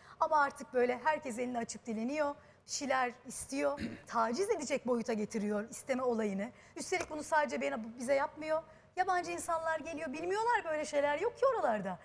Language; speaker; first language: Turkish; native; Turkish